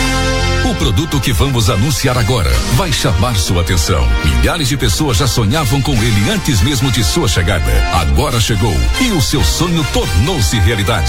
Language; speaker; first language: Portuguese; native; Portuguese